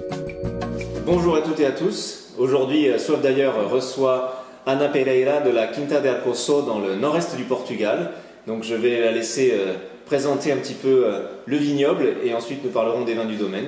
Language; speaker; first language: French; native; French